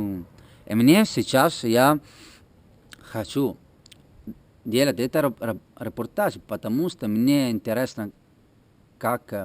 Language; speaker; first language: Russian; non-native, learner; Italian